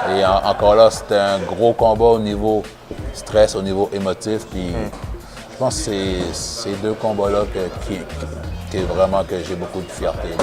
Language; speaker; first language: French; early bilingual, other home language; Haitian Creole